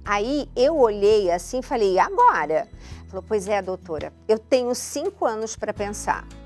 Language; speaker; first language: Portuguese; native; Portuguese